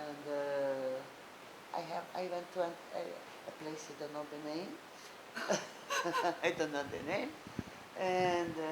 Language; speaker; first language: English; non-native, learner; Portuguese